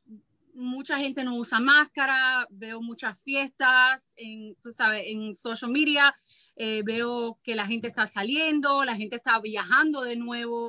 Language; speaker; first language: Spanish; early bilingual, heritage; Spanish